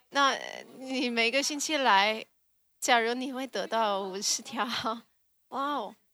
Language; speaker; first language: Chinese; early bilingual, heritage; Chinese